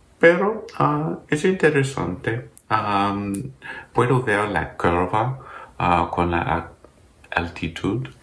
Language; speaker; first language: Spanish; non-native, learner; English